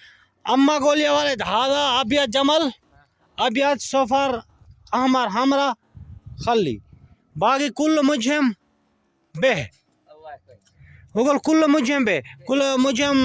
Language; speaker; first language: Arabic; non-native, learner; Saraiki